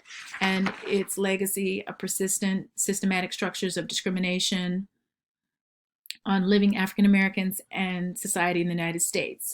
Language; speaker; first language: English; native; English